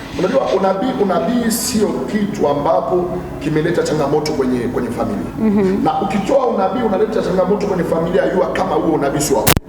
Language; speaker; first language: Swahili; native; Swahili